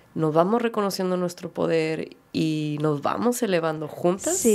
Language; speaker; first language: Spanish; early bilingual, heritage; Spanish